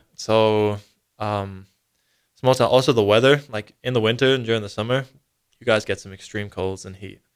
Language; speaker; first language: English; native; English